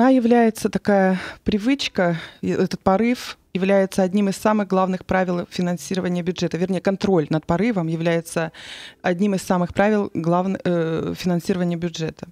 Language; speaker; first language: Russian; native; Russian